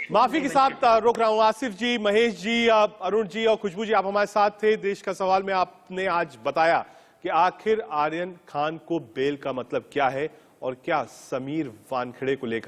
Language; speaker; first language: Hindi; native; Hindi